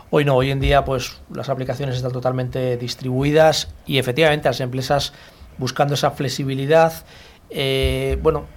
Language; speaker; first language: Spanish; native; Spanish